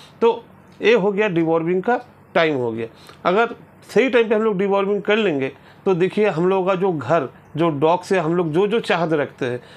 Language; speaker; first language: Hindi; non-native, local second language; Bangla